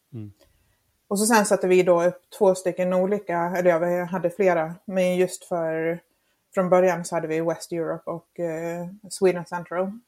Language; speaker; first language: Swedish; non-native, fluent; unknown